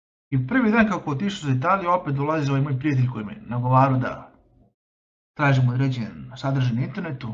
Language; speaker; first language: Bosnian; native; Bosnian